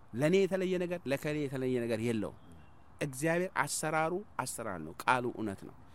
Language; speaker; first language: Amharic; non-native, local second language; Somali